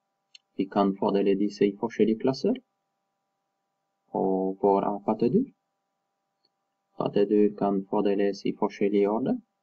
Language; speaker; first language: Norwegian; non-native, fluent; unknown